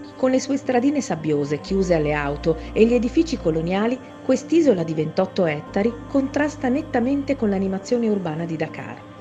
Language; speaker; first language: Italian; native; Italian